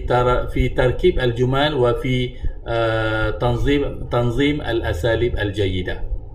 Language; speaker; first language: Arabic; non-native, fluent; Malay